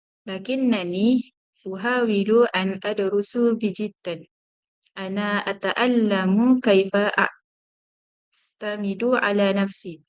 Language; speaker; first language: Arabic; non-native, learner; Malay